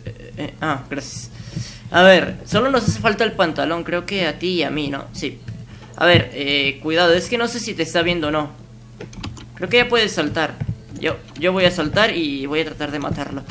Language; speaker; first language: Spanish; native; Spanish